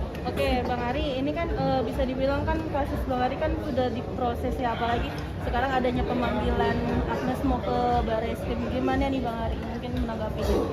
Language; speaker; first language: Indonesian; native; Indonesian